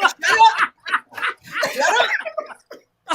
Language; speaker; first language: English; native; English